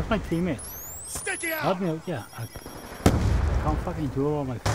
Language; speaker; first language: English; native; English